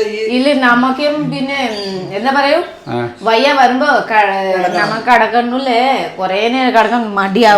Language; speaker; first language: Malayalam; non-native, fluent; Nepali